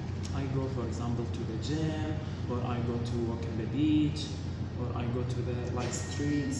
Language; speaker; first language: English; non-native, learner; Arabic